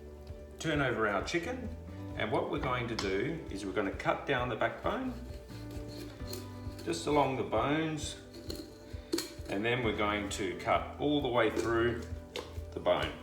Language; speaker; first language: English; native; English